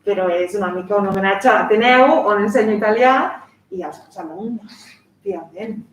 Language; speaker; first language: Catalan; non-native, fluent; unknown